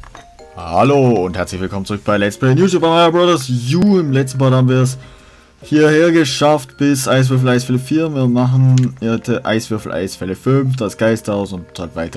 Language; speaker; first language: German; native; German